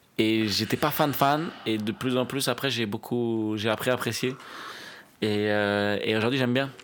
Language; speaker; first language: French; native; French